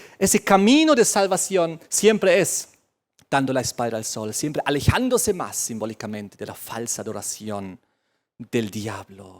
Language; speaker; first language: Spanish; native; Spanish